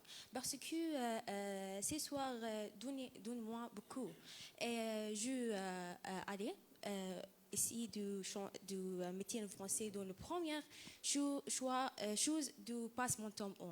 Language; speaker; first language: French; non-native, learner; Arabic